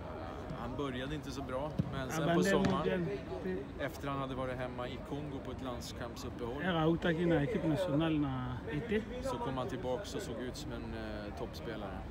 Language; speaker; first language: Swedish; native; Swedish